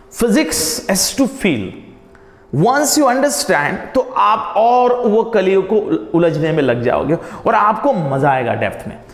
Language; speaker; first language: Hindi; non-native, local second language; Marathi